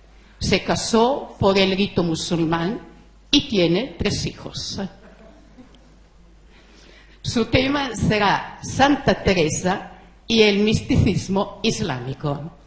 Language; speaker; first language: Spanish; non-native, fluent; Italian